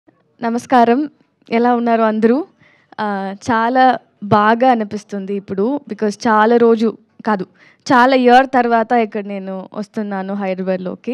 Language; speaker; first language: Telugu; non-native, learner; Tamil